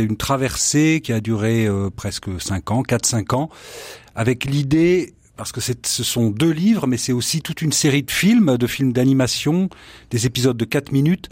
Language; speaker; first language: French; native; French